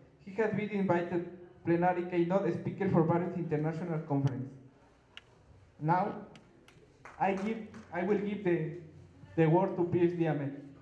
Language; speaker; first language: English; non-native, fluent; Spanish